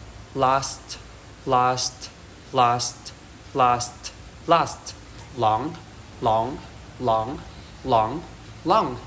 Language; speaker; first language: English; non-native, learner; Indonesian